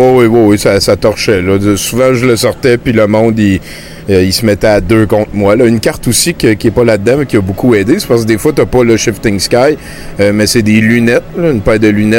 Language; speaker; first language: French; native; French